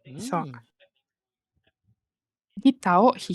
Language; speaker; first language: Japanese; non-native, fluent; Malay